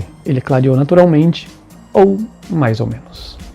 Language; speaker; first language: Portuguese; native; Portuguese